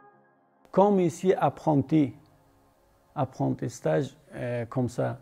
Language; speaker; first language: French; non-native, learner; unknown